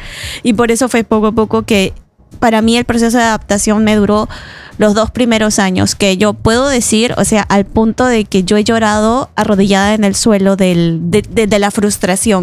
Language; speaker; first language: Spanish; native; Spanish